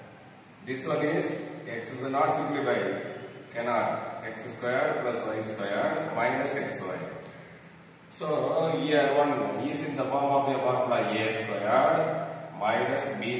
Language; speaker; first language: English; non-native, local second language; Tamil